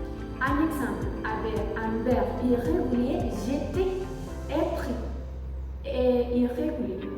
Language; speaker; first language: French; non-native, learner; Spanish